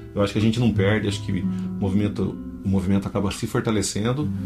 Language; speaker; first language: Portuguese; native; Portuguese